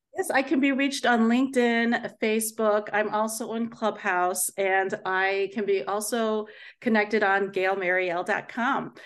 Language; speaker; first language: English; native; English